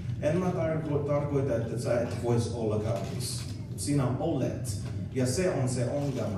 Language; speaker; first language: Finnish; non-native, learner; English